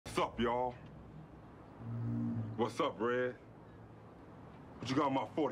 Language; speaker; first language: English; native; English